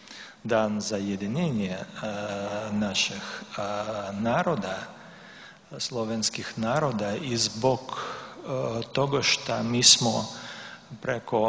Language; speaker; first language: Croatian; non-native, learner; Russian